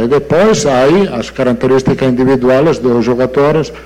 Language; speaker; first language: Portuguese; non-native, fluent; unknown